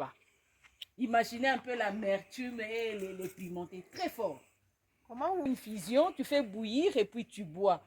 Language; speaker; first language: French; non-native, local second language; Swahili